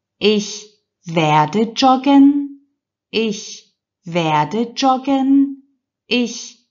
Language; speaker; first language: German; non-native, fluent; Turkish